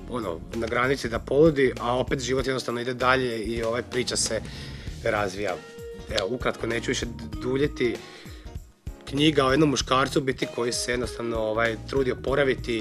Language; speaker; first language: Croatian; native; Croatian